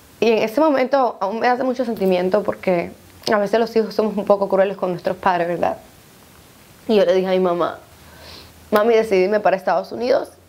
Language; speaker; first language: Spanish; native; Spanish